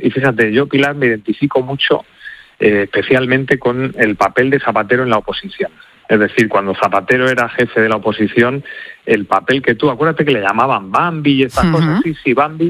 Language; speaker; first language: Spanish; native; Spanish